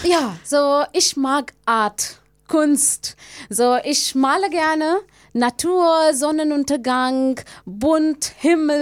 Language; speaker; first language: German; non-native, learner; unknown